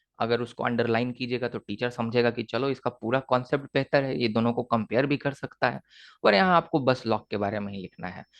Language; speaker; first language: Hindi; native; Hindi